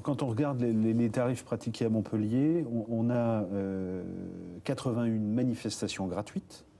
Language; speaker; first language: French; native; French